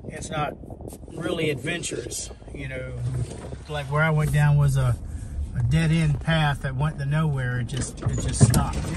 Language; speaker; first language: English; native; English